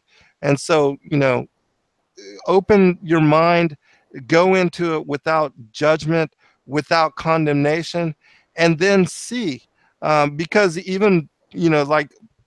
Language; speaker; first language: English; native; English